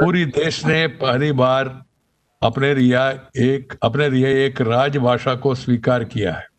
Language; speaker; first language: Hindi; non-native, local second language; Telugu